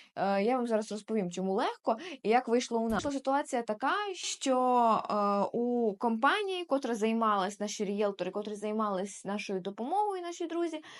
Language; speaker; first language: Ukrainian; native; Ukrainian